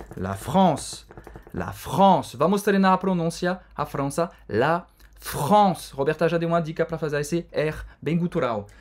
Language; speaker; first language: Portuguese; non-native, fluent; French